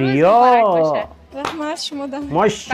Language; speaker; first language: Persian; native; Persian